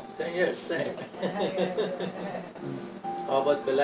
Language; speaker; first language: English; non-native, learner; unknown